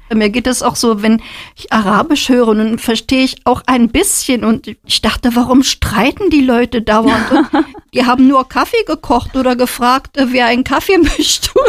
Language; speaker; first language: German; native; German